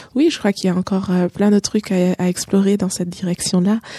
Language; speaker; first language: French; native; French